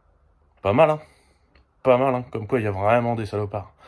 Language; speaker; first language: French; native; French